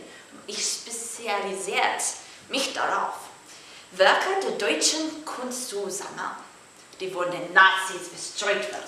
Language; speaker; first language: German; non-native, learner; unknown